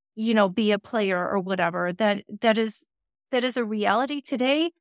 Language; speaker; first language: English; native; English